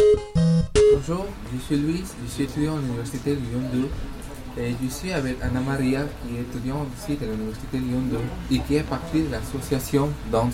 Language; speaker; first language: French; non-native, learner; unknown